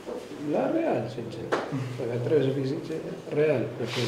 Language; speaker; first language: Romanian; non-native, learner; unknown